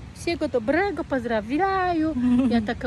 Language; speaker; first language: Russian; non-native, learner; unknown